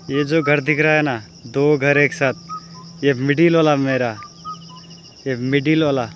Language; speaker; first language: Hindi; non-native, local second language; Bangla